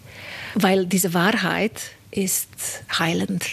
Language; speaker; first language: German; non-native, fluent; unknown